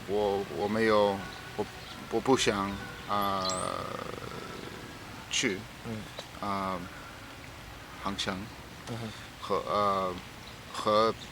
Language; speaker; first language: Chinese; non-native, learner; English